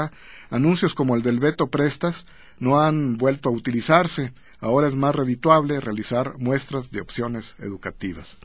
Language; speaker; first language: Spanish; native; Spanish